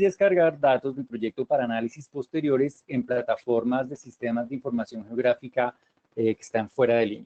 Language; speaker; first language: Spanish; native; Spanish